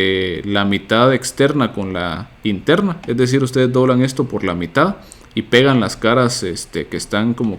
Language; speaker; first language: Spanish; native; Spanish